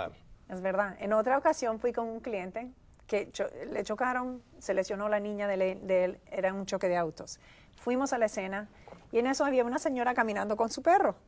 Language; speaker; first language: Spanish; native; Spanish